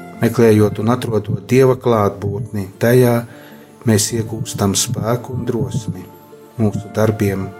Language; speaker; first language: Latvian; native; Latvian